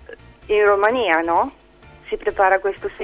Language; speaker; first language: Italian; non-native, fluent; Romanian